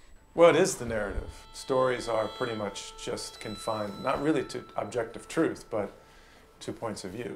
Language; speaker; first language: English; native; English